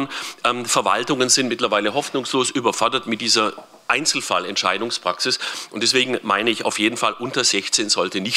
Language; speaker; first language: German; native; German